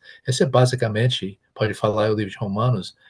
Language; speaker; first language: Portuguese; non-native, fluent; English